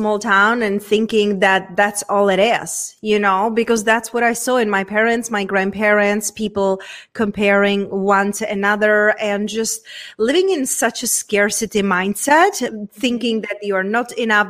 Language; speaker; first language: English; non-native, fluent; Czech